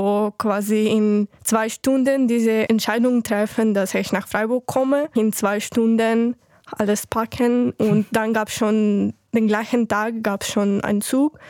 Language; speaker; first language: German; non-native, fluent; Ukrainian